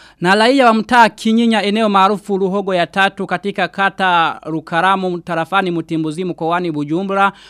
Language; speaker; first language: Swahili; non-native, local second language; Rundi